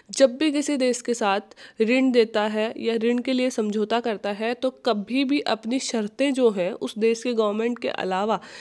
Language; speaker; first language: Hindi; native; Hindi